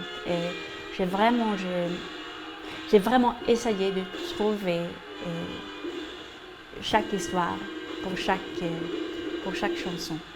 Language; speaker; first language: French; non-native, fluent; Swedish